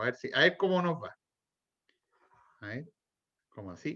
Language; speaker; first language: Spanish; native; Spanish